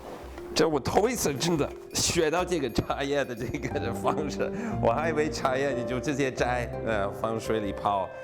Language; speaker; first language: Chinese; non-native, fluent; English